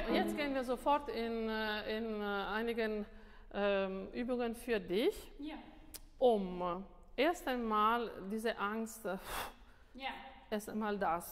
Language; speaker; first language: German; non-native, fluent; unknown